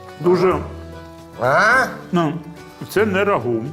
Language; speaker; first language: Ukrainian; native; Ukrainian